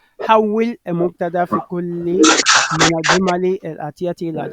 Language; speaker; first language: Arabic; non-native, fluent; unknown